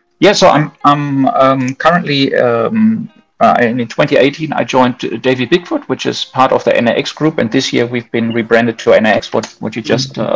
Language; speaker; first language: English; non-native, fluent; German